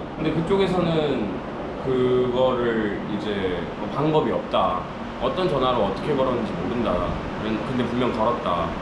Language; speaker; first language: Korean; early bilingual, other home language; Urdu